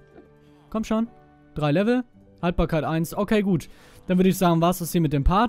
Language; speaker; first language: German; native; German